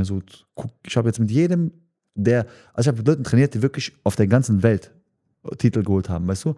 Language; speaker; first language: German; early bilingual, other home language; Chechen